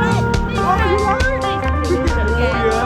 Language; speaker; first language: English; non-native, learner; Thai